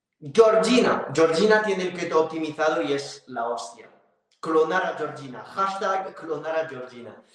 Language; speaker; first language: Spanish; non-native, fluent; French